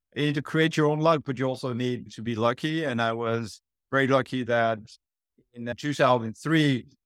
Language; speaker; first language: English; non-native, fluent; French